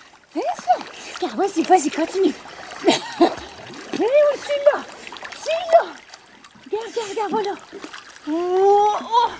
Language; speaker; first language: French; native; French